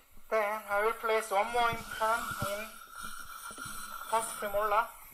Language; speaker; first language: English; non-native, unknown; Korean